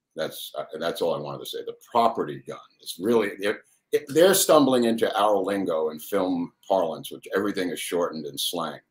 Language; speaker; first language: English; native; English